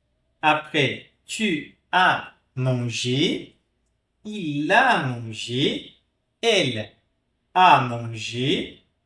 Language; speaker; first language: French; non-native, fluent; Portuguese